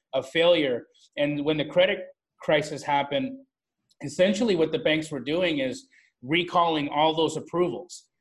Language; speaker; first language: English; native; English